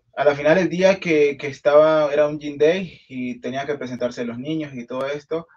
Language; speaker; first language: Spanish; native; Spanish